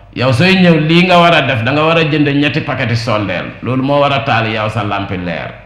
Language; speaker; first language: Wolof; non-native, local second language; Jola-Fonyi